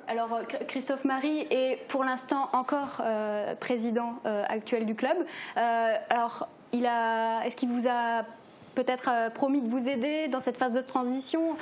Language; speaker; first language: French; native; French